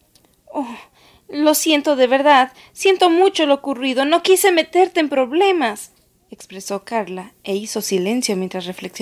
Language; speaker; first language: Spanish; native; Spanish